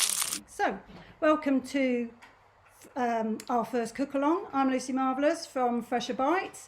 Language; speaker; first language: English; native; English